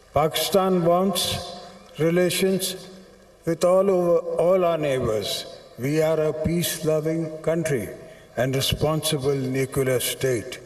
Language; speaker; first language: English; non-native, local second language; Sindhi